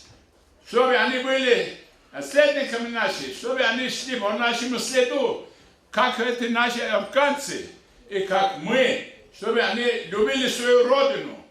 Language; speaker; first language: Russian; non-native, local second language; Avaric